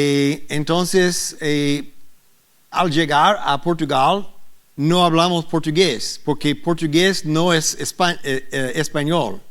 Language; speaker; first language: Spanish; non-native, learner; English